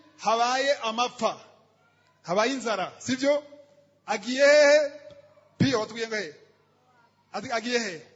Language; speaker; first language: Rundi; native; Rundi